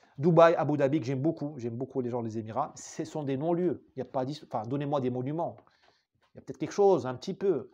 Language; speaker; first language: French; non-native, local second language; Arabic